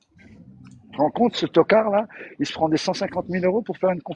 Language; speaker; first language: French; native; French